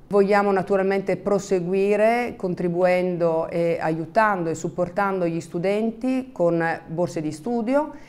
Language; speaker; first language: Italian; native; Italian